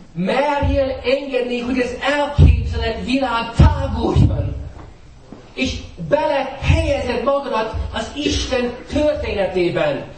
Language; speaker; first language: Hungarian; non-native, fluent; English